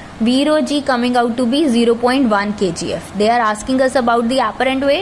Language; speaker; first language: English; non-native, local second language; Hindi